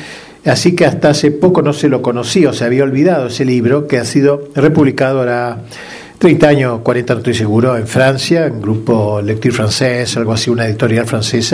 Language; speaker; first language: Spanish; native; Spanish